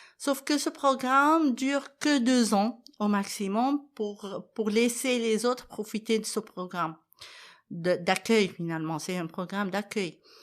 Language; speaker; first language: French; non-native, fluent; Arabic